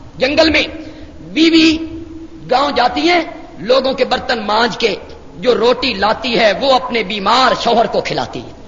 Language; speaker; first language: Urdu; non-native, local second language; Punjabi